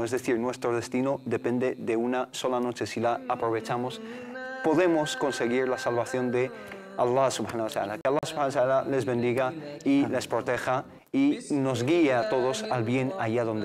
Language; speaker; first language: Spanish; native; Spanish